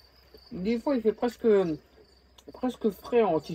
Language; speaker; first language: French; native; French